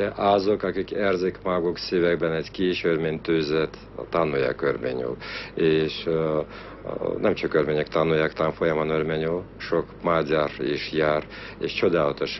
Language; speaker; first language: Hungarian; non-native, fluent; Armenian